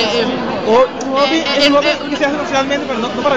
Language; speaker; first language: Spanish; non-native, fluent; Papiamento